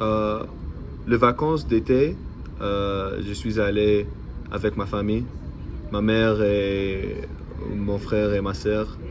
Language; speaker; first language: French; non-native, learner; English